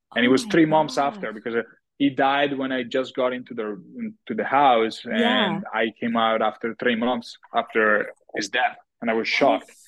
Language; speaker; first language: English; non-native, fluent; Italian